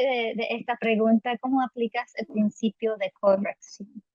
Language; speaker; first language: Spanish; non-native, fluent; English